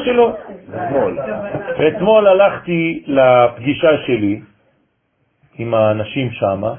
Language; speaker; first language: Hebrew; non-native, fluent; French